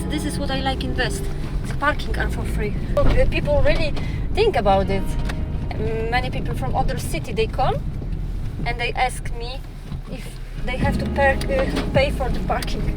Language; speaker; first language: English; non-native, learner; Polish